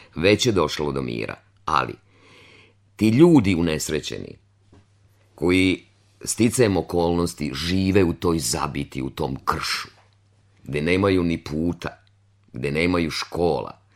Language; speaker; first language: Serbian; native; Serbian